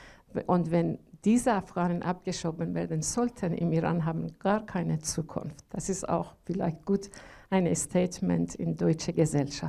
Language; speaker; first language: German; non-native, learner; Persian